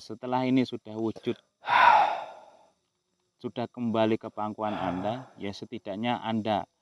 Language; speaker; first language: Indonesian; native; Indonesian